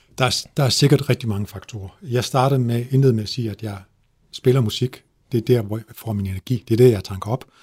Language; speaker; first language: Danish; early bilingual, other home language; Turkish